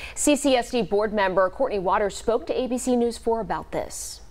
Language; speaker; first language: English; native; English